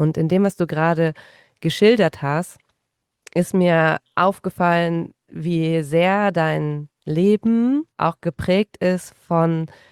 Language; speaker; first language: German; native; German